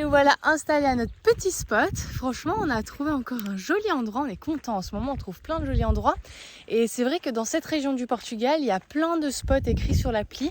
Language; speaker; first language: French; native; French